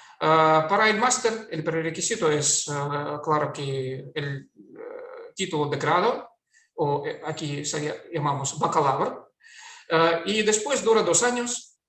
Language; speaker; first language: Spanish; non-native, fluent; Russian